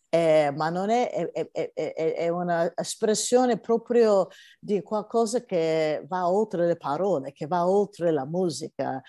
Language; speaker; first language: Italian; non-native, fluent; English